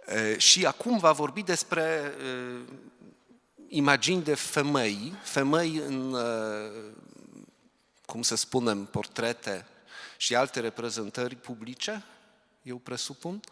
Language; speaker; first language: Romanian; non-native, fluent; Polish